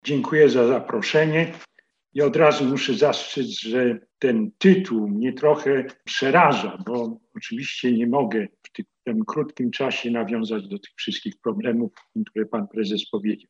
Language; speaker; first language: Polish; native; Polish